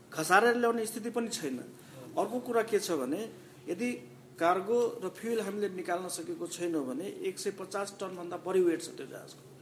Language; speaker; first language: Nepali; non-native, local second language; Maithili